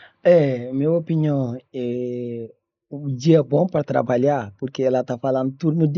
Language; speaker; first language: Portuguese; non-native, learner; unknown